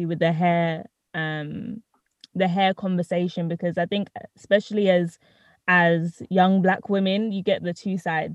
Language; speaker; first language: English; native; English